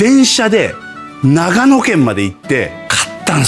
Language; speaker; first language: Japanese; native; Japanese